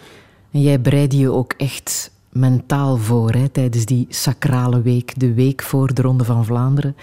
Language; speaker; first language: Dutch; native; Dutch